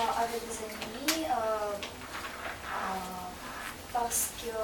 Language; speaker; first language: French; non-native, learner; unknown